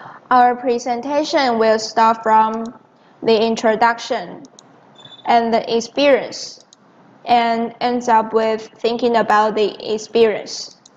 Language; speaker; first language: English; non-native, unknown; Chinese